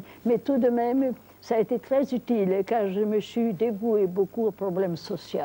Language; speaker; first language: French; non-native, fluent; Italian